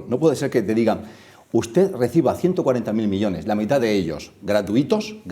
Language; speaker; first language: Spanish; native; Spanish